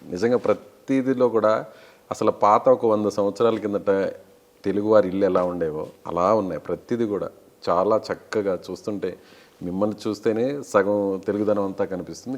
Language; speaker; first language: Telugu; native; Telugu